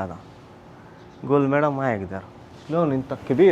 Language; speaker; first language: Arabic; non-native, learner; Telugu